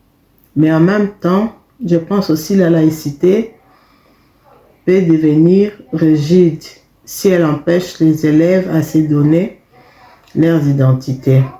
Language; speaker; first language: French; non-native, fluent; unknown